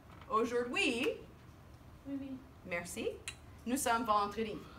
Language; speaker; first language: French; non-native, fluent; English